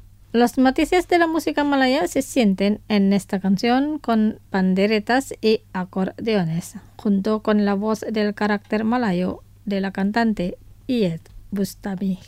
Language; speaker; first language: Spanish; non-native, fluent; Indonesian